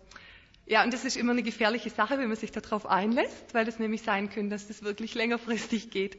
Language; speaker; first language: German; native; German